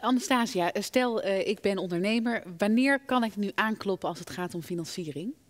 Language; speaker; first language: Dutch; native; Dutch